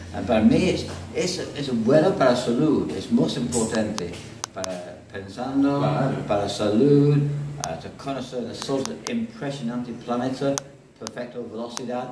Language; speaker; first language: Spanish; non-native, learner; English